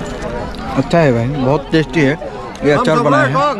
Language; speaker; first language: Hindi; non-native, local second language; Assamese